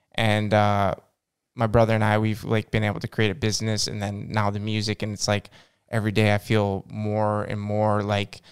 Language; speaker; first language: Norwegian; non-native, learner; English